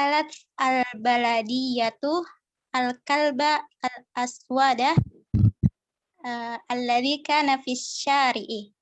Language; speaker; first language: Arabic; non-native, learner; Indonesian